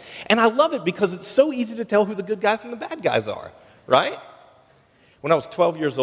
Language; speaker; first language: English; native; English